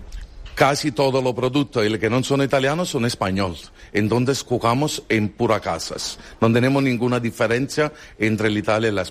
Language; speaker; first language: Spanish; non-native, fluent; Italian